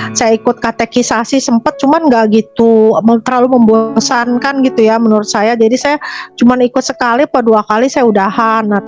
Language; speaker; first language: Indonesian; native; Indonesian